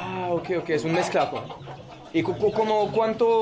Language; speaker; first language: Spanish; non-native, learner; French